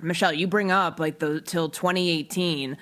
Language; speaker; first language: English; native; English